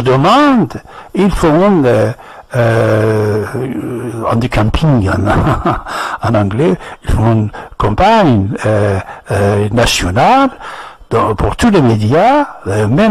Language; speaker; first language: French; non-native, fluent; Persian